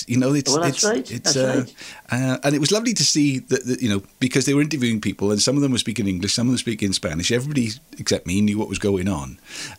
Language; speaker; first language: English; non-native, local second language; Welsh